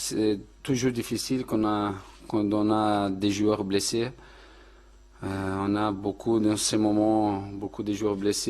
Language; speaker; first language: French; non-native, fluent; Portuguese